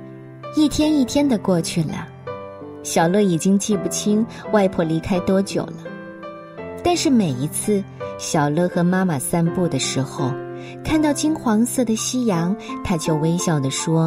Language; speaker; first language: Chinese; native; Chinese